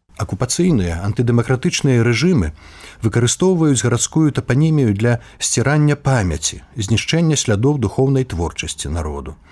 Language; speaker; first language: Belarusian; native; Belarusian